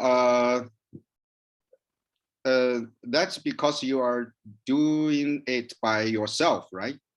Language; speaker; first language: English; non-native, learner; Chinese